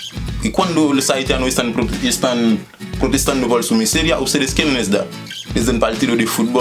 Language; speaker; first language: Spanish; non-native, fluent; Haitian Creole